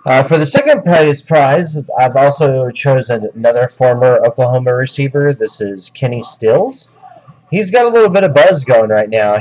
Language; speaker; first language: English; native; English